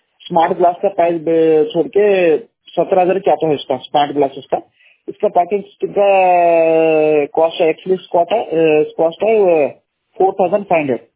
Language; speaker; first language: Hindi; non-native, local second language; Kannada